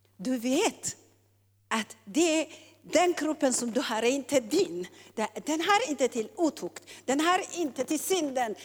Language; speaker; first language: Swedish; non-native, fluent; Tigrinya